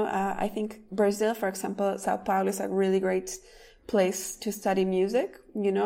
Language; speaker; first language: English; non-native, fluent; Spanish